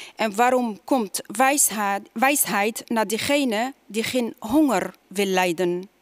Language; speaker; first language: Dutch; non-native, fluent; Arabic